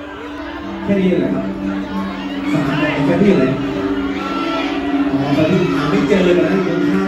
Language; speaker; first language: Thai; native; Thai